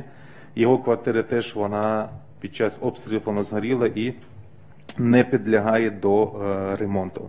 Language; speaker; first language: Ukrainian; non-native, fluent; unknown